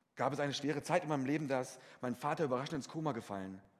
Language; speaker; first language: German; native; German